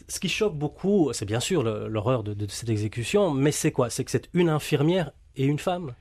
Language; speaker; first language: French; native; French